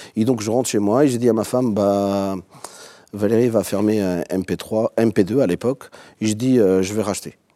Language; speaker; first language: French; non-native, fluent; Portuguese